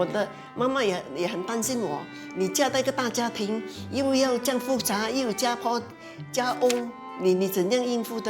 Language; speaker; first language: Chinese; non-native, local second language; Min Nan Chinese